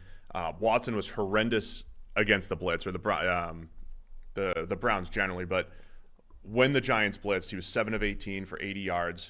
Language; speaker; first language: English; native; English